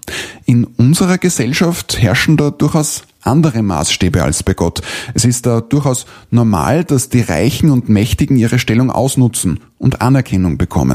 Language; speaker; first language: German; native; German